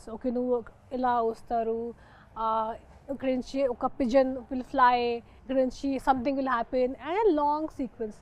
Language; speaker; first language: Telugu; non-native, fluent; Hindi